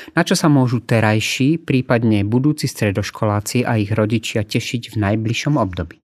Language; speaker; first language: Slovak; native; Slovak